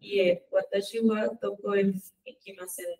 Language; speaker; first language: Japanese; non-native, learner; Spanish